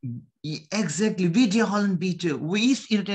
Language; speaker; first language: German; non-native, learner; Hindi